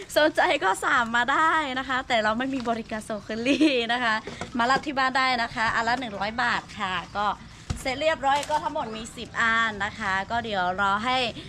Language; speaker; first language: Thai; non-native, local second language; Lahu